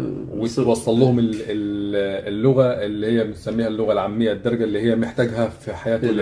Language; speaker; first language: Arabic; native; Arabic